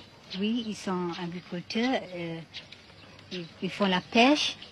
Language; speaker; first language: French; non-native, fluent; Malay